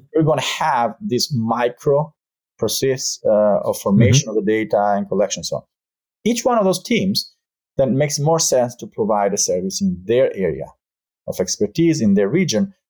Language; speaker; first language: English; non-native, fluent; Albanian